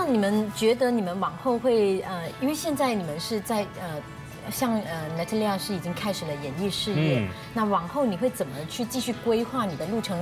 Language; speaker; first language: Chinese; native; Chinese